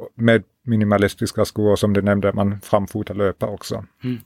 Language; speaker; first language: Swedish; non-native, fluent; English